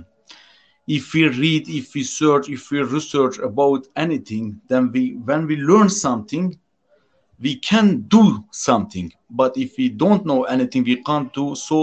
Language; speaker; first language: English; non-native, fluent; Turkish